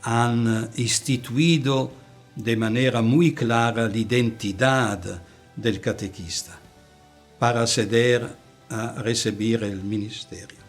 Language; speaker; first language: Spanish; non-native, fluent; Italian